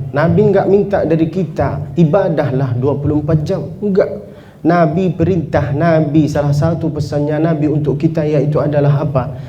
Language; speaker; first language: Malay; non-native, fluent; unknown